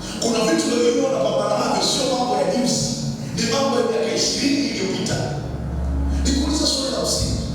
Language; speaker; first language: Swahili; non-native, local second language; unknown